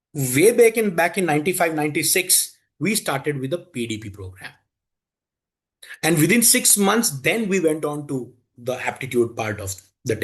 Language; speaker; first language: English; non-native, local second language; Hindi